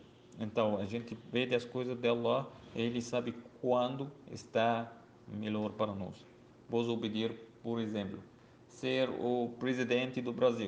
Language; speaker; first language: Portuguese; non-native, learner; Arabic